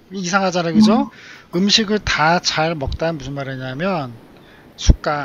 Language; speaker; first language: Korean; native; Korean